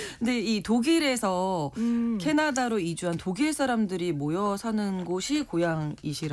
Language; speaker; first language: Korean; native; Korean